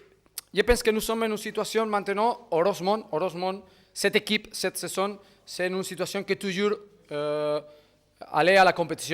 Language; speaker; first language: French; non-native, fluent; Spanish